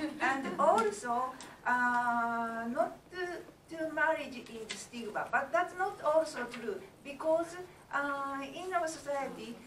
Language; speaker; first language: English; non-native, learner; Japanese